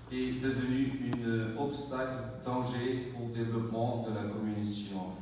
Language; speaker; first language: French; non-native, fluent; Uyghur